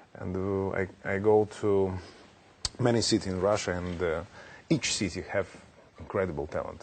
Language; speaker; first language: English; non-native, learner; Russian